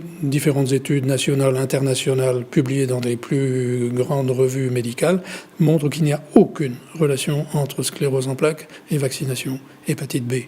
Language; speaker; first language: French; native; French